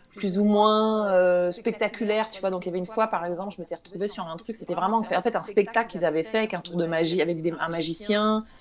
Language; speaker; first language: French; native; French